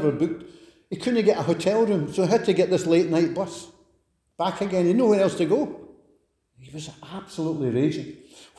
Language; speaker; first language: English; native; English